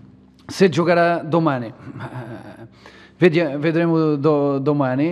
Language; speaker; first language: Italian; non-native, fluent; Portuguese